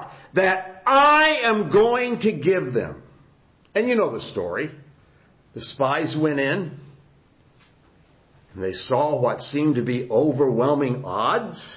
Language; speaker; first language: English; native; English